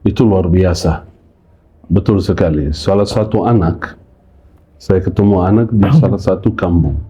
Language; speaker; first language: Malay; non-native, fluent; Arabic